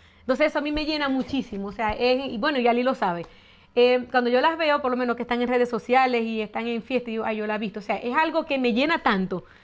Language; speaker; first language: Spanish; native; Spanish